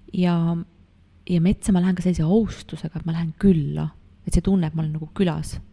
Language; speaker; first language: Estonian; native; Estonian